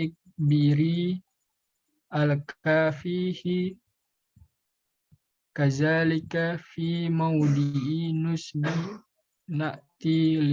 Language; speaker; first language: Arabic; non-native, learner; Indonesian